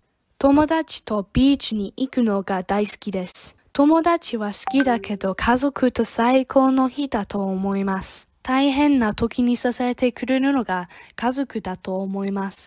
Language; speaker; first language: Japanese; non-native, learner; English